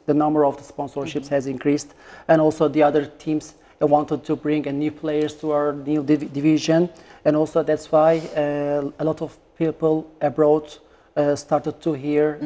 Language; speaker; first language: English; non-native, fluent; Turkish